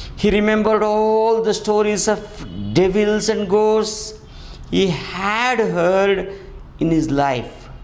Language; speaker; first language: English; non-native, local second language; Kannada